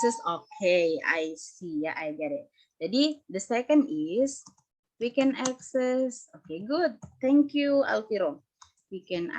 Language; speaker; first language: English; non-native, fluent; Indonesian